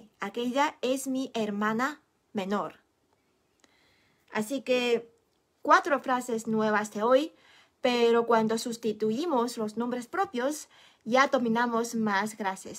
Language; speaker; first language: Spanish; non-native, fluent; Chinese